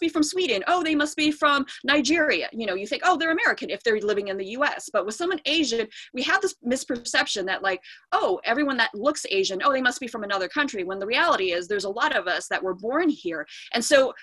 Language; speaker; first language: English; native; English